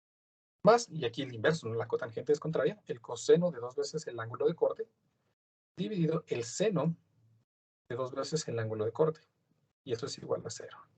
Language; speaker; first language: Spanish; native; Spanish